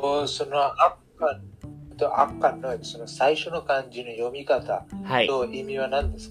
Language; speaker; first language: Japanese; non-native, learner; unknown